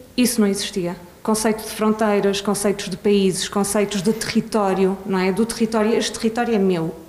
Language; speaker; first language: Portuguese; early bilingual, other home language; Swedish